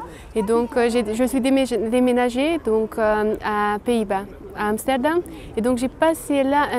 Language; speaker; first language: French; non-native, fluent; Hungarian